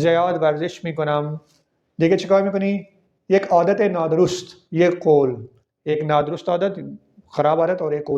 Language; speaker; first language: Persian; non-native, fluent; Urdu